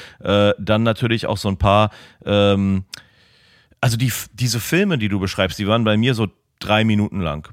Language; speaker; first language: German; native; German